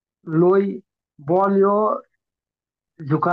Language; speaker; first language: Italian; non-native, learner; Bangla